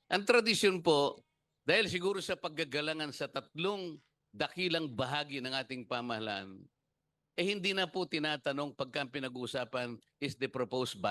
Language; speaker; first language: Filipino; native; Filipino